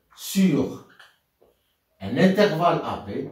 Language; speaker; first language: French; non-native, local second language; Arabic